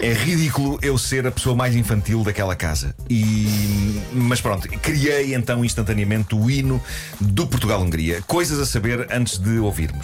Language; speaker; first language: Portuguese; native; Portuguese